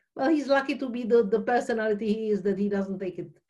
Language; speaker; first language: English; non-native, fluent; Czech